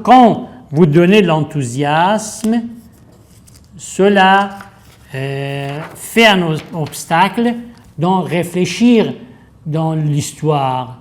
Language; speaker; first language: French; non-native, fluent; Persian